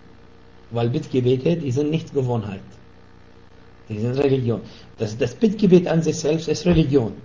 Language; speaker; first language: German; non-native, fluent; Arabic